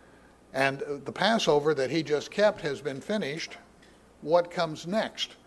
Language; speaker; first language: English; native; English